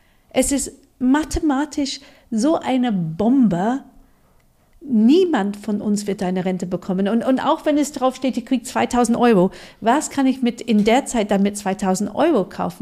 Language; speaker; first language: German; non-native, fluent; English